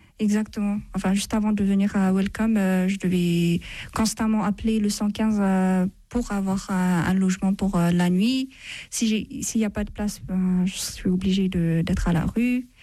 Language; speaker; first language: French; non-native, fluent; Amharic